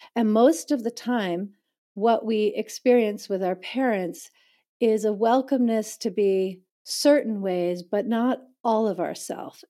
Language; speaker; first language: English; native; English